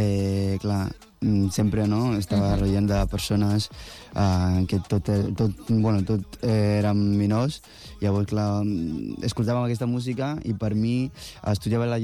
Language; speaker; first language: Catalan; non-native, fluent; Akan